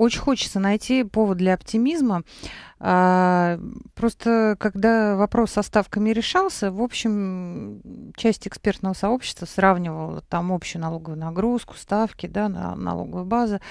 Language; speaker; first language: Russian; native; Russian